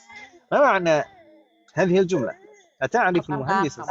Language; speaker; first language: Arabic; non-native, fluent; Indonesian